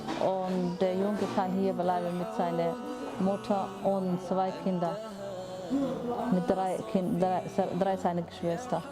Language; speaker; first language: German; non-native, learner; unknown